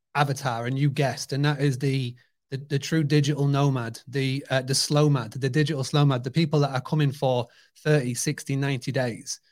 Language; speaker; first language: English; native; English